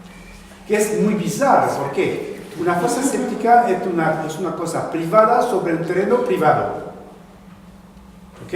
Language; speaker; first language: Spanish; non-native, fluent; French